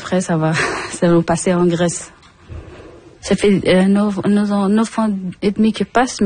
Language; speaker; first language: French; non-native, learner; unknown